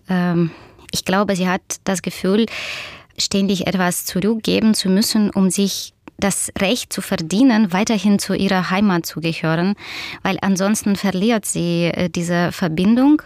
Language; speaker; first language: German; non-native, fluent; Russian